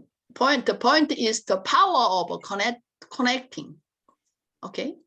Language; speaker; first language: English; non-native, learner; Korean